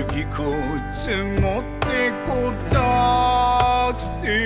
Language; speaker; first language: Japanese; native; Japanese